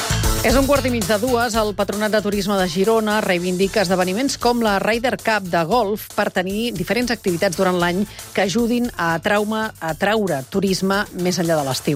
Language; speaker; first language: Catalan; native; Catalan